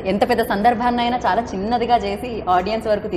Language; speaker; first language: Telugu; native; Telugu